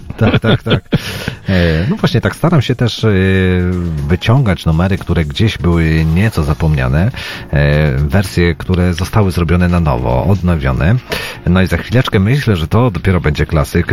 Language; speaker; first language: Polish; native; Polish